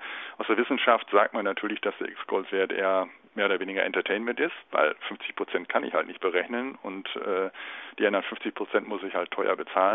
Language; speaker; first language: German; native; German